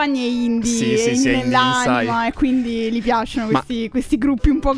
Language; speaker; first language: Italian; native; Italian